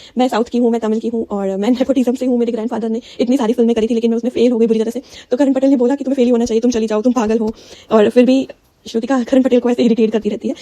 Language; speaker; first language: Hindi; native; Hindi